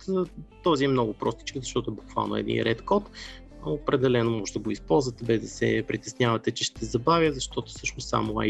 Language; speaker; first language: Bulgarian; native; Bulgarian